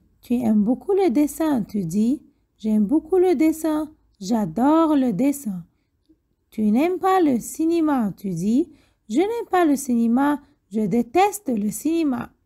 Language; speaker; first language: French; non-native, fluent; Arabic